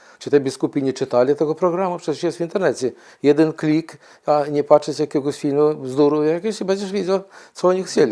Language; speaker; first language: Polish; non-native, fluent; Ukrainian